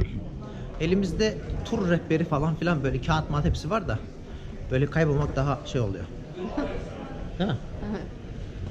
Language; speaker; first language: Turkish; native; Turkish